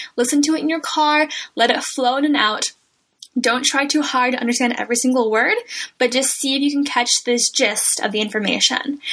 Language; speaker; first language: English; native; English